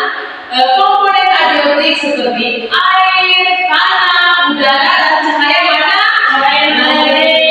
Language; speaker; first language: Indonesian; native; Indonesian